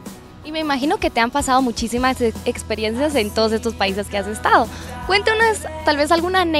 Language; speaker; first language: Spanish; native; Spanish